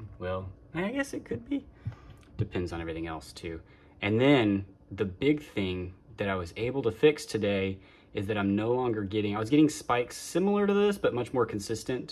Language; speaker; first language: English; native; English